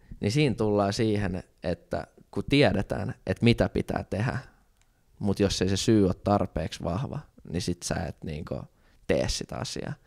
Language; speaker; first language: Finnish; native; Finnish